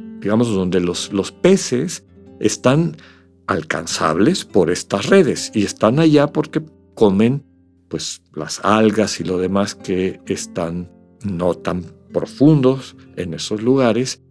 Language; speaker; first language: Spanish; native; Spanish